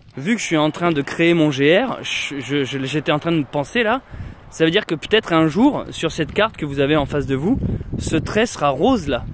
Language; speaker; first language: French; native; French